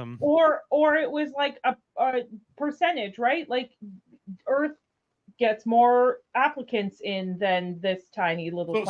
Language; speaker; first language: English; native; English